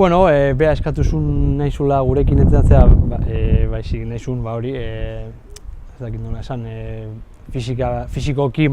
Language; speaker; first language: Basque; non-native, local second language; Spanish